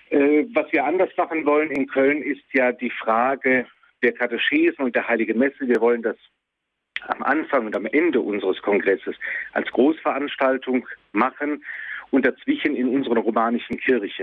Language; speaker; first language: German; native; German